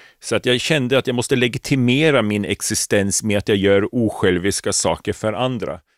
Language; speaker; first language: Swedish; native; Swedish